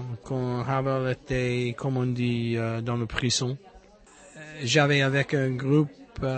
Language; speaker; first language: French; non-native, learner; English